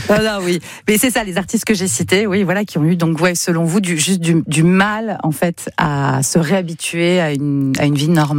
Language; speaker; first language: French; native; French